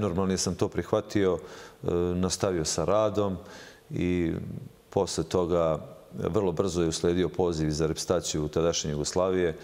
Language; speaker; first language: Serbian; native; Serbian